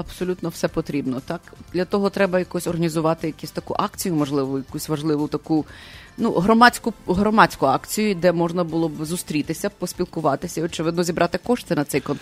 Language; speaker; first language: Ukrainian; native; Ukrainian